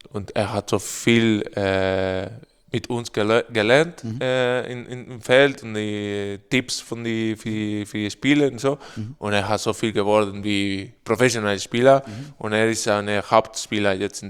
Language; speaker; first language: German; non-native, learner; Spanish